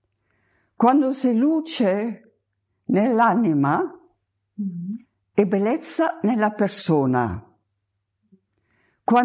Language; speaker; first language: Italian; non-native, fluent; German